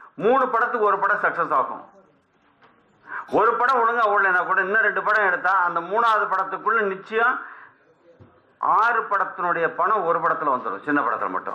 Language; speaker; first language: Tamil; native; Tamil